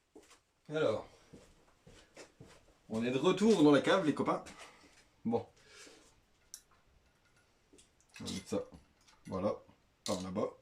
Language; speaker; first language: French; native; French